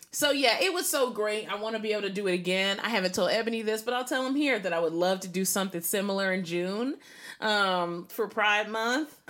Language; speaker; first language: English; native; English